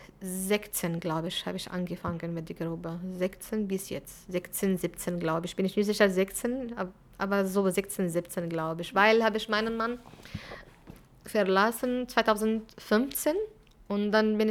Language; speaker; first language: German; non-native, fluent; Arabic